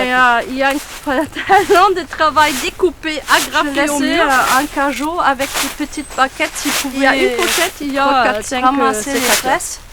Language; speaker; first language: French; non-native, fluent; German